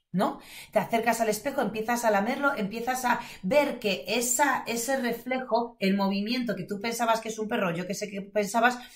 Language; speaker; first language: Spanish; non-native, fluent; Polish